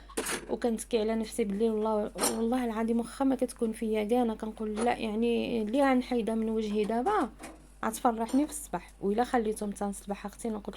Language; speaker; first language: Arabic; native; Arabic